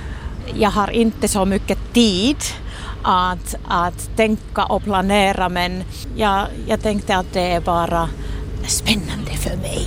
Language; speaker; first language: Swedish; non-native, local second language; Finnish